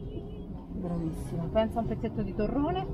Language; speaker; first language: Italian; non-native, local second language; Indonesian